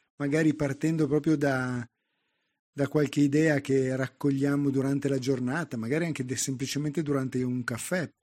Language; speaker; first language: Italian; native; Italian